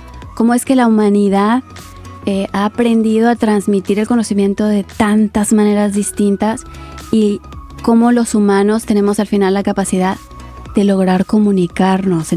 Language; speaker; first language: Spanish; native; Spanish